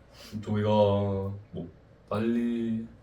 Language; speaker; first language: Korean; non-native, fluent; English